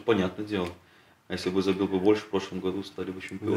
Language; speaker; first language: Russian; native; Russian